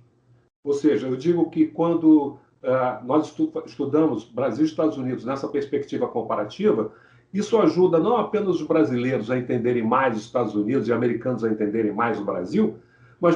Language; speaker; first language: Portuguese; native; Portuguese